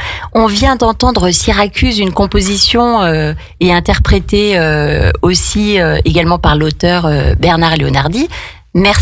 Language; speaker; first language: French; native; French